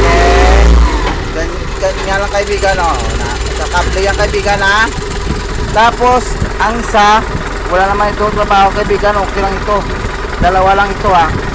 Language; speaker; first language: Filipino; non-native, local second language; Cebuano